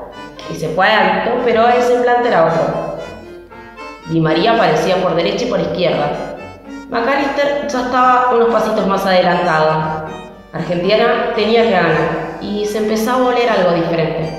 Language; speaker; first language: Spanish; native; Spanish